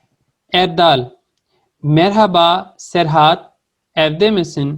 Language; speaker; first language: Turkish; non-native, fluent; Urdu